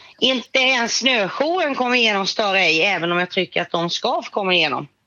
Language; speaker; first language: Swedish; native; Swedish